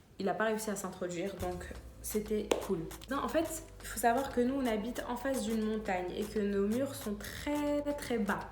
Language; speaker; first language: French; early bilingual, other home language; Arabic